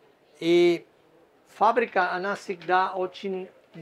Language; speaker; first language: Russian; non-native, fluent; Italian